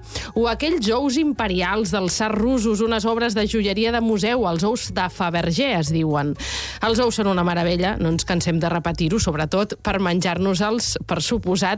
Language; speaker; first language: Catalan; native; Catalan